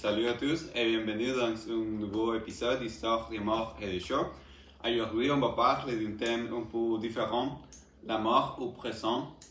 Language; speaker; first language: French; non-native, learner; Spanish